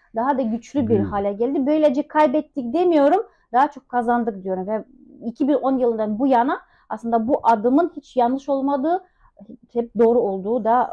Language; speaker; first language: Turkish; non-native, fluent; Russian